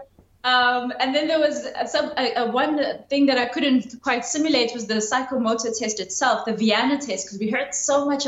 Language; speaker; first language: English; non-native, local second language; Zulu